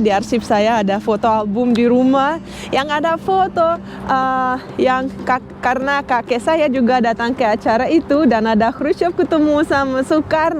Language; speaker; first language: Indonesian; non-native, fluent; Russian